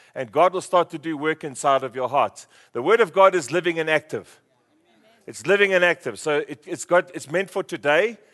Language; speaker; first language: English; native; English